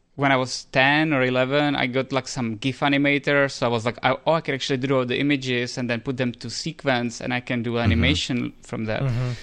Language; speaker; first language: English; non-native, fluent; Czech